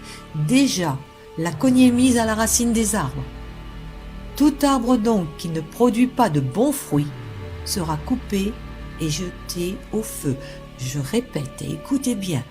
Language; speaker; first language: French; native; French